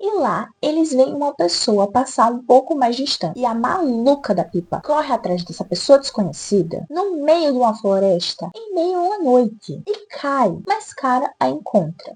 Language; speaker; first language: Portuguese; native; Portuguese